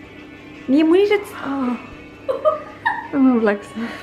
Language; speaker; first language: Afrikaans; non-native, learner; Dutch